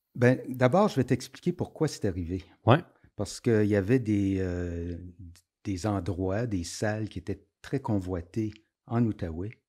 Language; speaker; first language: French; native; French